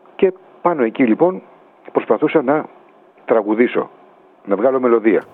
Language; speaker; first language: Greek; native; Greek